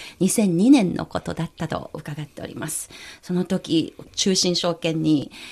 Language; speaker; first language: Japanese; non-native, fluent; Chinese